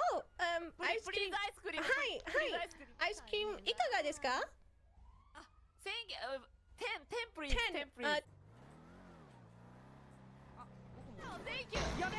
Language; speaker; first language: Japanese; non-native, learner; English